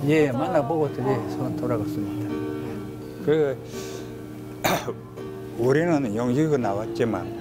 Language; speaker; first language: Korean; early bilingual, heritage; Korean